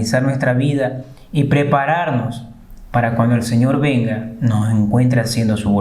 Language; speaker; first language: Spanish; native; Spanish